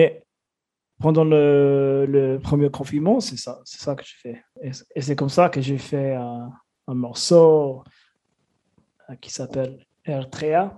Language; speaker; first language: French; non-native, fluent; English